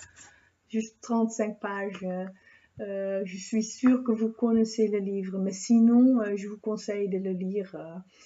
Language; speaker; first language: French; non-native, fluent; Dutch